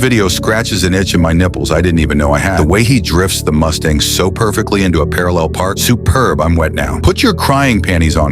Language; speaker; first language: English; native; English